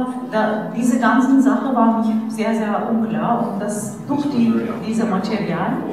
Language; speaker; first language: German; non-native, fluent; Turkish